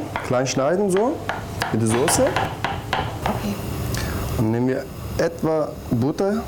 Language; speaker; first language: German; non-native, learner; Turkish